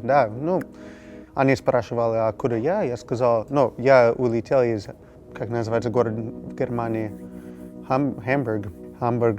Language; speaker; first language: Russian; non-native, fluent; English